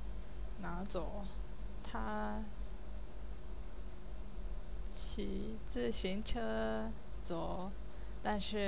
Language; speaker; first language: Chinese; non-native, learner; Japanese